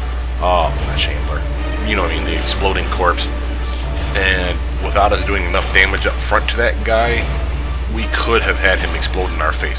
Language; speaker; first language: English; native; English